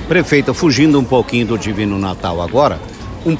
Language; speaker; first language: Portuguese; native; Portuguese